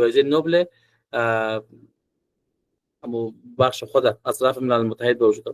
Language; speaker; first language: Persian; native; Persian